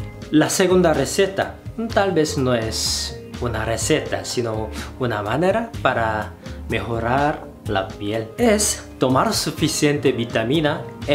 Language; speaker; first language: Spanish; non-native, fluent; Korean